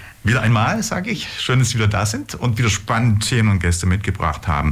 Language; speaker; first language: German; native; German